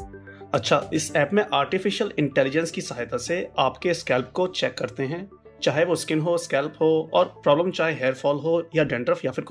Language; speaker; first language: Hindi; native; Hindi